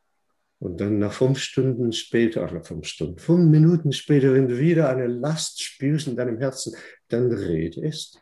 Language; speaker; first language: German; non-native, fluent; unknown